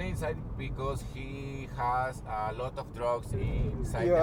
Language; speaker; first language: English; non-native, learner; Spanish